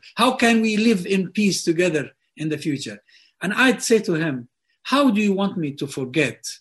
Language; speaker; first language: English; non-native, fluent; Arabic